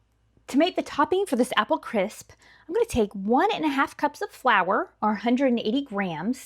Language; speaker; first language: English; native; English